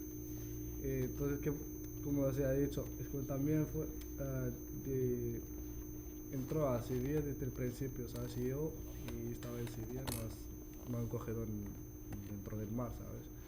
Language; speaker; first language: Spanish; non-native, learner; Arabic